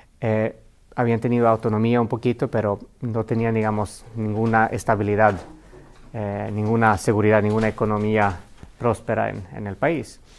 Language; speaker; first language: Spanish; non-native, fluent; Finnish